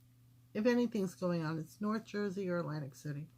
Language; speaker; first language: English; native; English